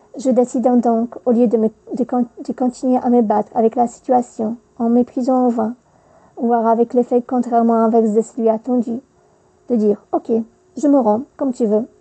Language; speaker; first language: French; non-native, fluent; Polish